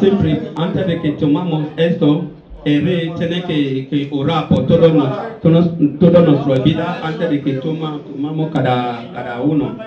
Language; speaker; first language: Spanish; non-native, learner; Bini